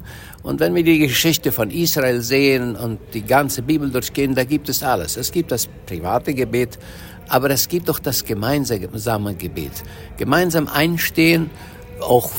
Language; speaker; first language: German; early bilingual, heritage; Low German